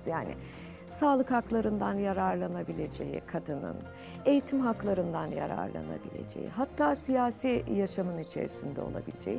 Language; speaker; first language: Turkish; native; Turkish